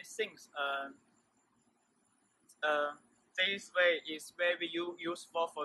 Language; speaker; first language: English; non-native, learner; Chinese